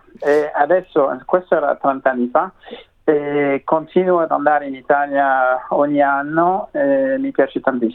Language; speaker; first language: Italian; non-native, fluent; French